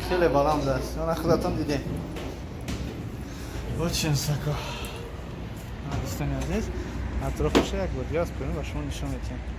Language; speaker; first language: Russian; non-native, local second language; Tajik